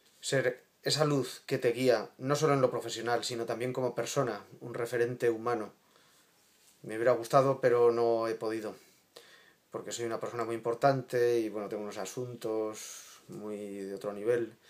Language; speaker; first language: Spanish; native; Spanish